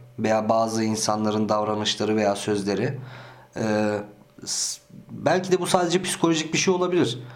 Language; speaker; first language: Turkish; early bilingual, heritage; Turkish